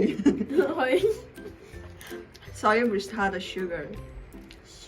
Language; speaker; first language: Chinese; non-native, fluent; Mongolian